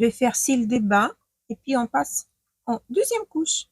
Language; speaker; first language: French; non-native, fluent; Ukrainian